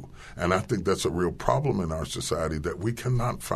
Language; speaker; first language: English; native; English